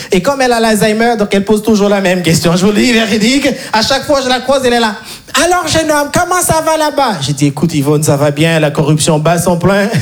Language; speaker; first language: French; non-native, local second language; Haitian Creole